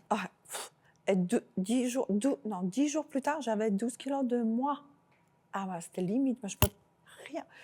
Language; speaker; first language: French; non-native, fluent; Slovak